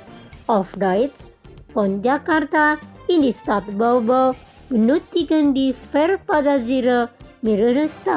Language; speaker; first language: German; non-native, fluent; Indonesian